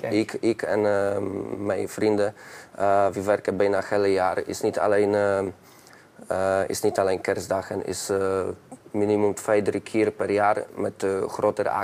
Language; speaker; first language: Dutch; non-native, learner; Polish